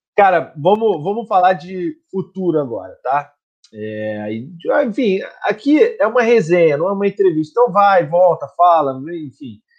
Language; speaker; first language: Portuguese; native; Portuguese